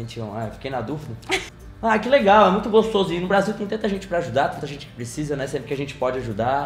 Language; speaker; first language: Portuguese; native; Portuguese